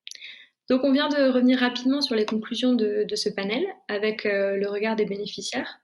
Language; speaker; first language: French; native; French